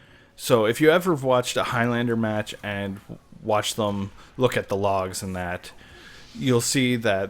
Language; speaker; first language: English; native; English